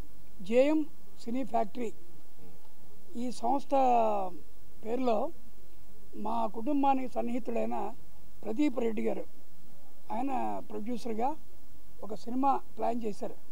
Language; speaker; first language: Telugu; native; Telugu